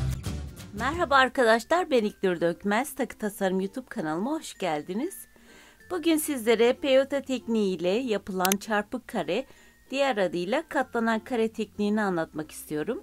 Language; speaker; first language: Turkish; native; Turkish